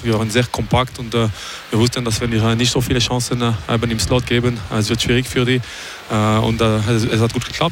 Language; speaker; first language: German; non-native, local second language; French